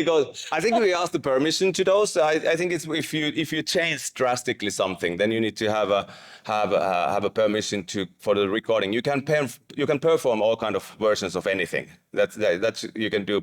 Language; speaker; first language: English; non-native, fluent; Finnish